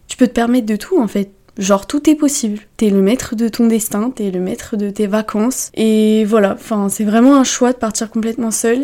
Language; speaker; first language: French; native; French